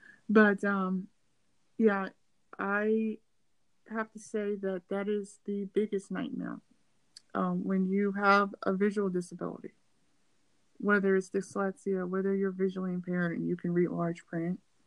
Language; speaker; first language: English; native; English